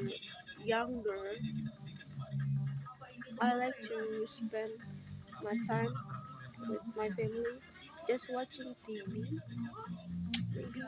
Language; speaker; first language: English; non-native, learner; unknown